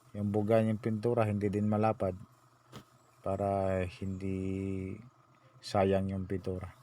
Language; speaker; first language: Filipino; non-native, local second language; Cebuano